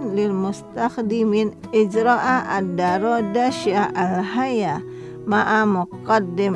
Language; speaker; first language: Arabic; non-native, fluent; Indonesian